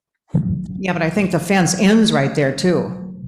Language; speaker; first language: English; native; English